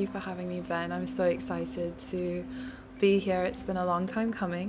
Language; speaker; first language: English; native; English